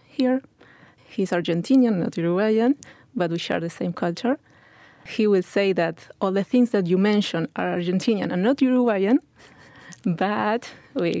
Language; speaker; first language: English; non-native, fluent; Spanish